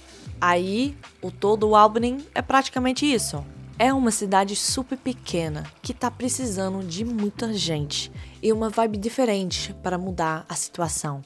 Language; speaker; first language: Portuguese; non-native, fluent; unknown